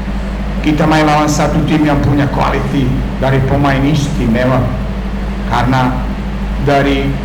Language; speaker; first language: Indonesian; non-native, fluent; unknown